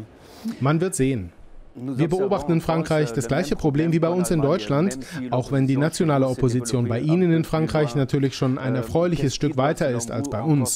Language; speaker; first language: German; native; German